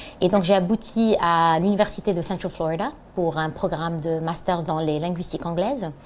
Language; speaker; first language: French; non-native, local second language; Arabic